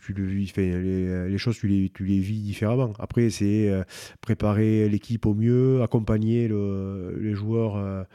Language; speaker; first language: French; native; French